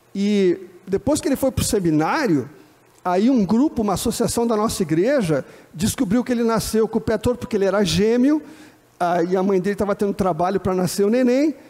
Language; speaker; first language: Portuguese; native; Portuguese